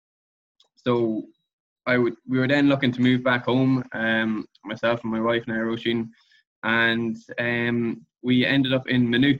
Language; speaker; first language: English; native; English